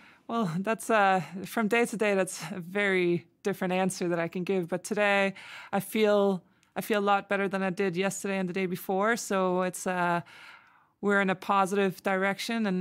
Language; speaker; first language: English; non-native, fluent; Danish